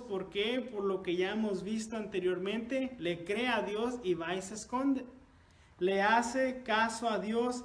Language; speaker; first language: Spanish; native; Spanish